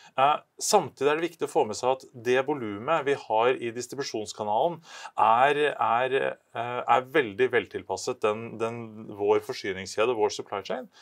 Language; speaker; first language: Norwegian; native; Norwegian